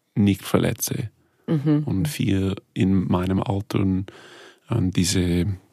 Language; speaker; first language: German; non-native, fluent; English